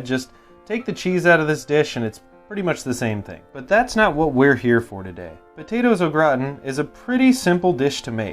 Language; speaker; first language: English; native; English